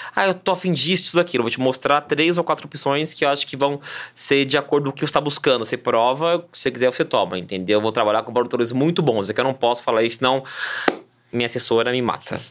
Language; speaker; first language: Portuguese; native; Portuguese